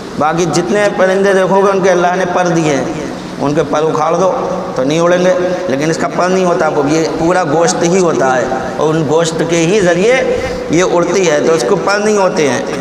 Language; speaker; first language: Urdu; native; Urdu